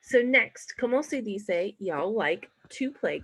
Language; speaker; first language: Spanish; non-native, fluent; English